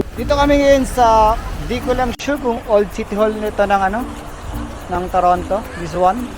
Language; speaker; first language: Filipino; native; Filipino